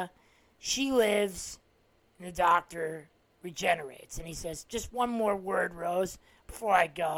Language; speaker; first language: English; native; English